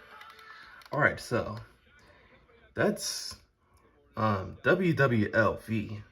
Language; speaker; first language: English; native; English